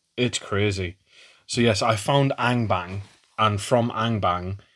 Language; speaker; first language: English; native; English